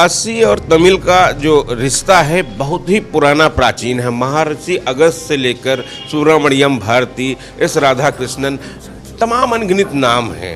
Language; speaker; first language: Hindi; native; Hindi